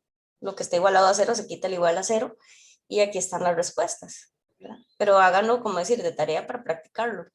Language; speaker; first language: Spanish; native; Spanish